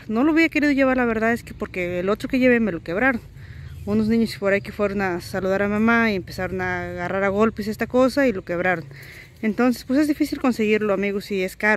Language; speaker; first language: Spanish; native; Spanish